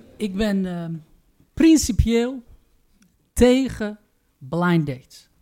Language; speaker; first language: Dutch; early bilingual, other home language; Turkish